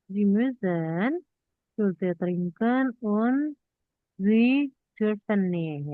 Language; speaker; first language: German; non-native, fluent; Indonesian